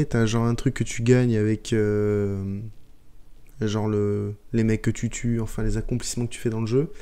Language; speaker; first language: French; native; French